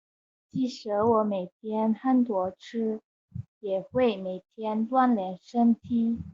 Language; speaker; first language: Chinese; non-native, learner; Indonesian